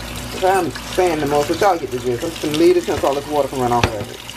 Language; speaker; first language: English; native; English